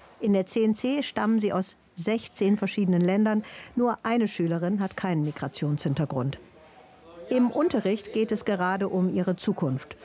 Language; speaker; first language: German; native; German